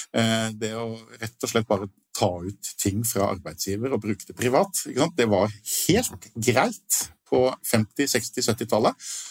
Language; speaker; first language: Norwegian; native; Norwegian